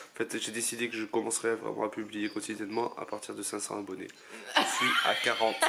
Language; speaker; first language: French; native; French